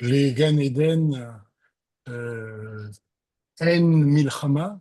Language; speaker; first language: Hebrew; non-native, learner; French